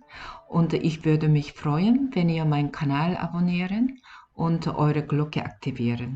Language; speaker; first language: German; non-native, learner; Korean